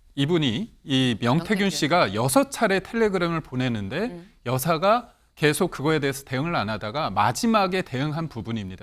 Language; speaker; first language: Korean; native; Korean